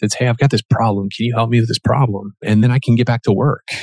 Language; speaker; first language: English; native; English